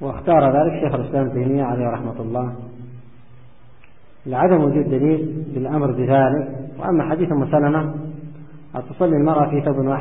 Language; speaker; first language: Arabic; native; Arabic